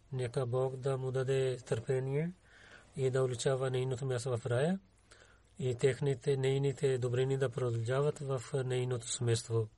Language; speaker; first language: Bulgarian; non-native, learner; Urdu